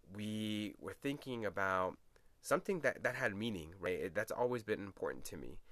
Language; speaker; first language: English; early bilingual, other home language; Spanish